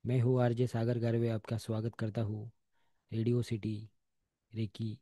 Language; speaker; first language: Hindi; non-native, local second language; Marathi